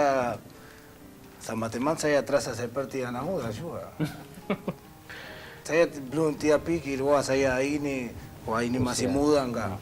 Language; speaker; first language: Indonesian; non-native, learner; Spanish